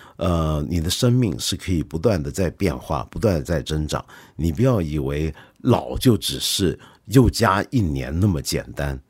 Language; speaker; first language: Chinese; non-native, local second language; Cantonese